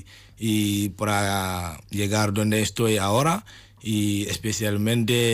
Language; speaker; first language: Spanish; non-native, learner; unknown